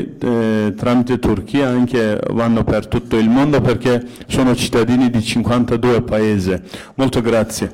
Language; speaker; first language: Italian; non-native, fluent; Kurdish